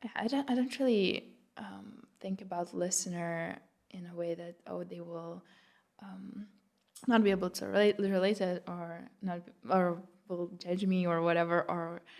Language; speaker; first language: English; non-native, fluent; Lithuanian